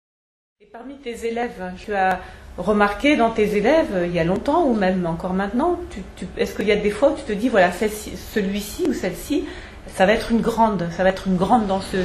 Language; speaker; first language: French; native; French